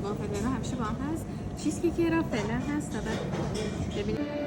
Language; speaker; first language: Persian; native; Persian